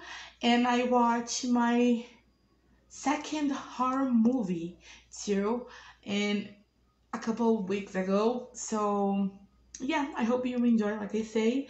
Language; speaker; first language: English; non-native, learner; Portuguese